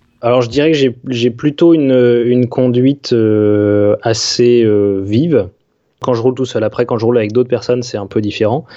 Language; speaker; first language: French; native; French